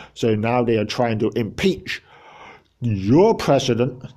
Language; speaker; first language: English; native; English